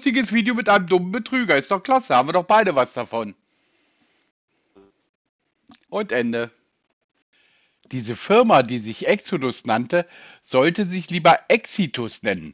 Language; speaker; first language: German; native; German